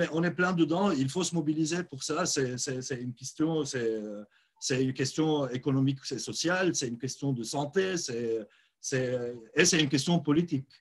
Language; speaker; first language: French; non-native, local second language; Arabic